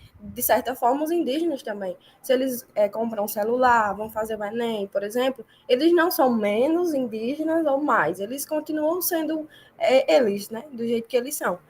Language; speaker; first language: Portuguese; native; Portuguese